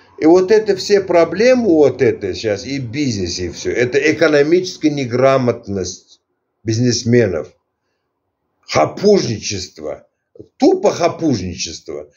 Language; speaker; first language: Russian; non-native, local second language; Turkmen